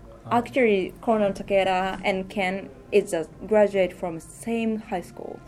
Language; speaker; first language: English; non-native, fluent; Japanese